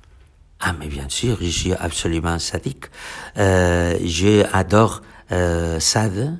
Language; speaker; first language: French; non-native, fluent; Catalan